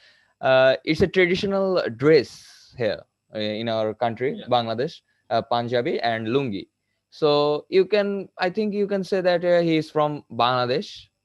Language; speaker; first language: English; non-native, local second language; Bangla